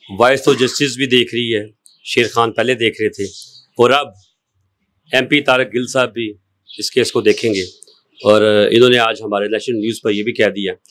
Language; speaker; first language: Urdu; non-native, local second language; Punjabi